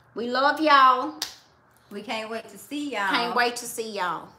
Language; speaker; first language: English; native; English